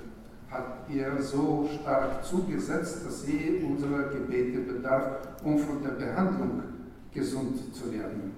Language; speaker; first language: German; non-native, fluent; Russian